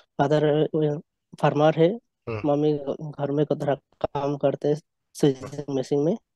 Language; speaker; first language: Hindi; non-native, local second language; Bangla